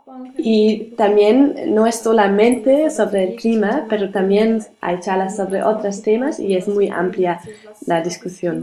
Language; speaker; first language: Spanish; non-native, learner; German